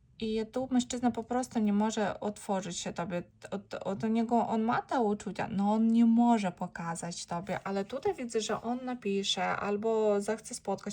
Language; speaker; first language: Polish; non-native, learner; Ukrainian